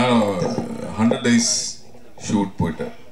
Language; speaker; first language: Tamil; non-native, learner; Malayalam